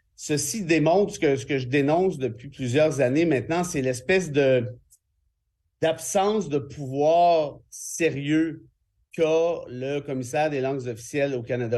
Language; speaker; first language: French; native; French